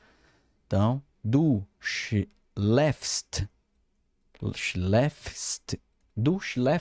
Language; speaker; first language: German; non-native, fluent; Portuguese